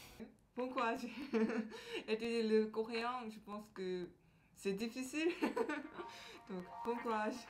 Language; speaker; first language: French; non-native, learner; Korean